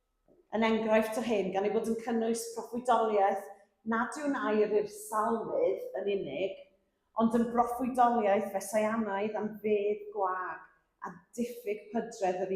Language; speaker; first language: Welsh; native; Welsh